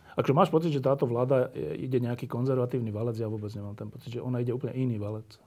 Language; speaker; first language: Slovak; native; Slovak